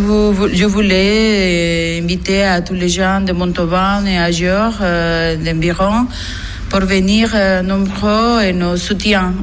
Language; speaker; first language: French; non-native, learner; Spanish